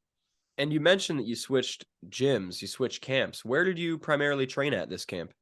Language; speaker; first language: English; native; English